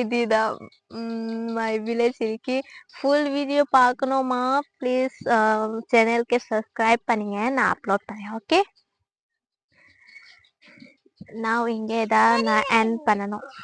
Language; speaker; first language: Tamil; non-native, learner; Bangla